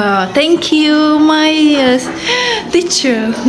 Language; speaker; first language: English; non-native, learner; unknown